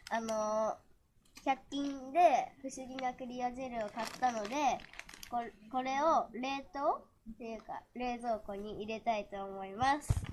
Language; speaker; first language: Japanese; native; Japanese